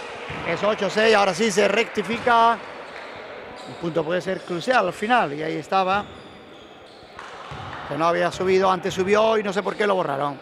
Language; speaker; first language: Spanish; native; Spanish